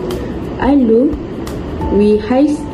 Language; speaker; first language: German; non-native, learner; Malay